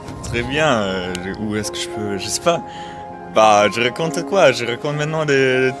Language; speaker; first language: French; non-native, learner; German